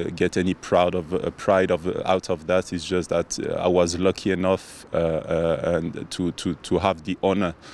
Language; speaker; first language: English; non-native, fluent; French